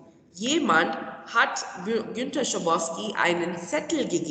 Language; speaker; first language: German; non-native, fluent; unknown